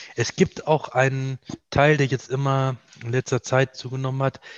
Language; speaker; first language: German; native; German